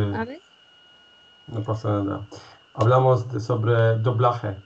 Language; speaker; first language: Spanish; non-native, fluent; Polish